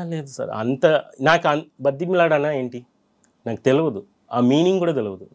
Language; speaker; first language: Telugu; non-native, fluent; Tamil